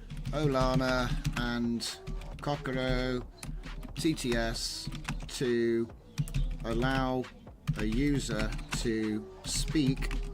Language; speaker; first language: English; native; English